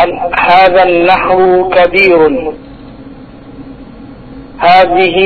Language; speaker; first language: Arabic; non-native, learner; Indonesian